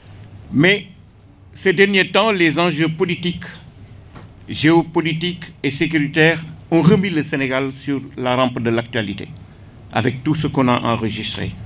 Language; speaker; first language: French; non-native, local second language; Wolof